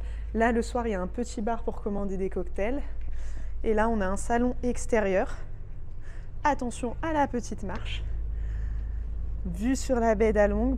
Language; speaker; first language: French; native; French